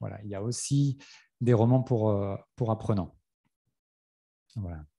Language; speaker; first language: French; native; French